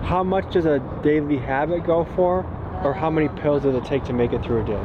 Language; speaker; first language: English; native; English